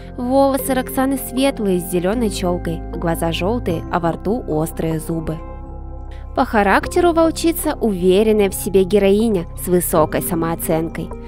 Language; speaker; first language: Russian; native; Russian